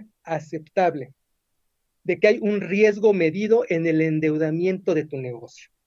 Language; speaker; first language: Spanish; native; Spanish